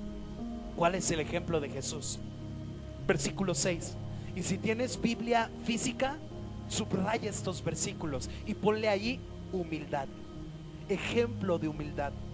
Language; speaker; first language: Spanish; native; Spanish